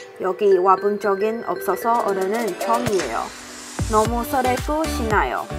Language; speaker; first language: Korean; non-native, learner; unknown